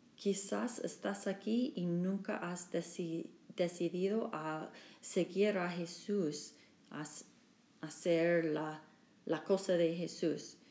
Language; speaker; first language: Spanish; non-native, learner; English